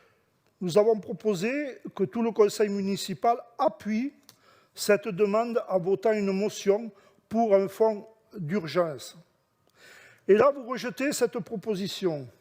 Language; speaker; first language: French; native; French